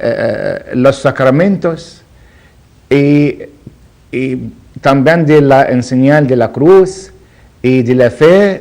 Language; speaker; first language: Spanish; non-native, learner; Arabic